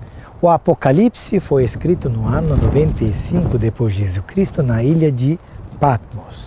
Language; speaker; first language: Portuguese; non-native, fluent; Turkish